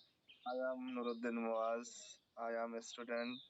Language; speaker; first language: English; non-native, learner; Bangla